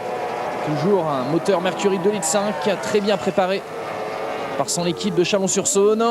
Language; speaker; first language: French; native; French